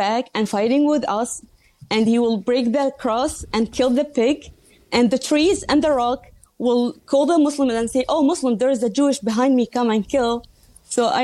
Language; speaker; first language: English; non-native, learner; Arabic